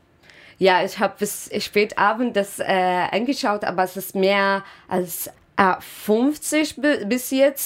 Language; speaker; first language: German; non-native, learner; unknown